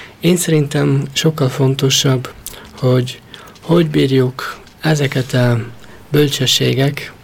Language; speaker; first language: Hungarian; early bilingual, heritage; Hungarian